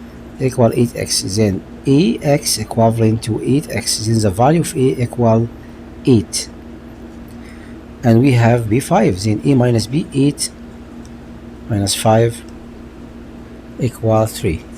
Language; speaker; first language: English; non-native, local second language; Arabic